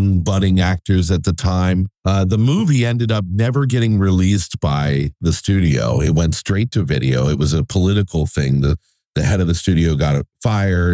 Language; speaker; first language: English; native; English